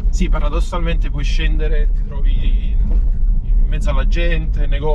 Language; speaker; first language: Italian; native; Italian